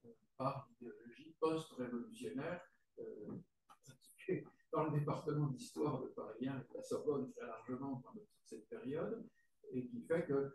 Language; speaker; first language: French; native; French